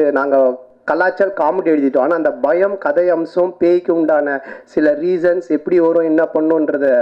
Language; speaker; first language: Tamil; native; Tamil